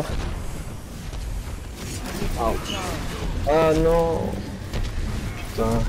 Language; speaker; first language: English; non-native, learner; French